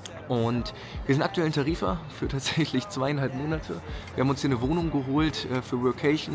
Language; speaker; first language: German; native; German